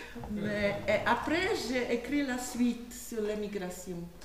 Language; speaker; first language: French; non-native, fluent; Slovak